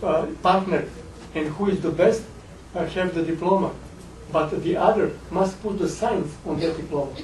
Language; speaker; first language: English; non-native, fluent; Serbian